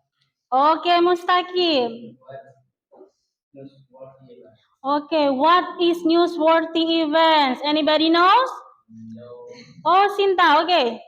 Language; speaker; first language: English; non-native, learner; Indonesian